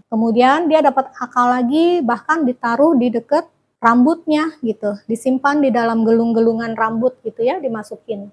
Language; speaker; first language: Indonesian; native; Indonesian